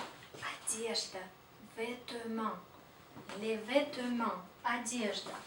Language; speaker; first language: French; non-native, fluent; Russian